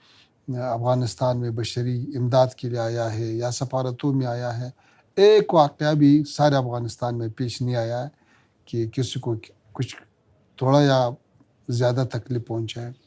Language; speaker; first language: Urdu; non-native, fluent; Pashto